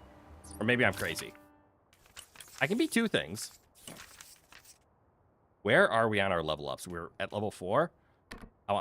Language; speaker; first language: English; native; English